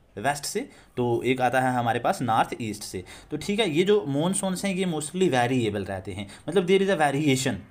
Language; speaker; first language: Hindi; non-native, local second language; Kashmiri